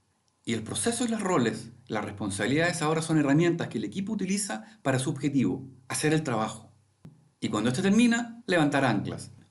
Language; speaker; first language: Spanish; native; Spanish